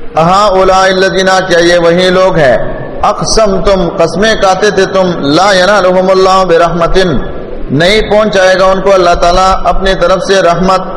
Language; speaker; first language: Urdu; non-native, local second language; Pashto